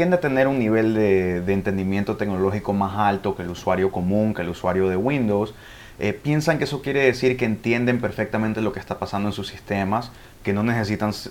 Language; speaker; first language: Spanish; early bilingual, heritage; Spanish